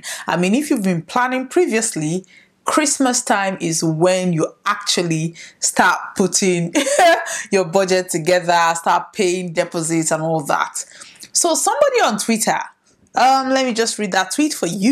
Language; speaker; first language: English; non-native, local second language; Igbo